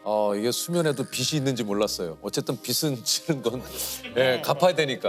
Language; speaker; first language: Korean; native; Korean